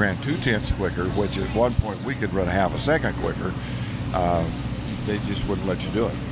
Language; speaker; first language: English; native; English